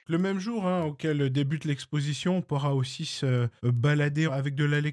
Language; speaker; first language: French; native; French